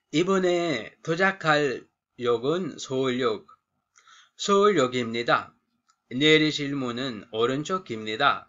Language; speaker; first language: Korean; non-native, fluent; Sinhala